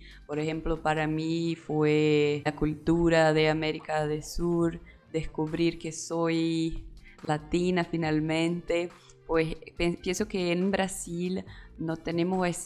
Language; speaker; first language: Spanish; non-native, learner; Portuguese